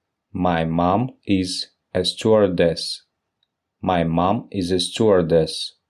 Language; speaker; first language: English; non-native, fluent; Russian